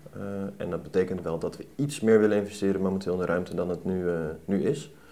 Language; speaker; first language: Dutch; native; Dutch